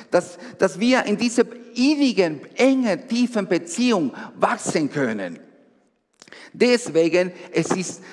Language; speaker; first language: German; non-native, fluent; Spanish